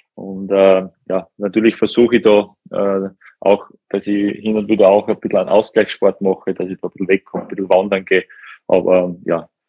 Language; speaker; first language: German; native; German